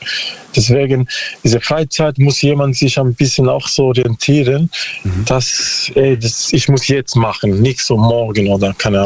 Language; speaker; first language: German; non-native, learner; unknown